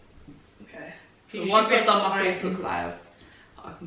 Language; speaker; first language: English; native; English